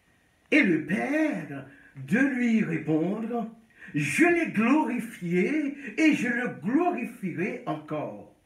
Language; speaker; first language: French; non-native, local second language; Haitian Creole